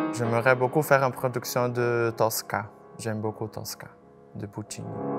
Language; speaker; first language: French; non-native, fluent; Portuguese